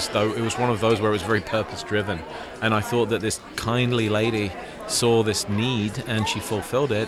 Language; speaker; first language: English; native; English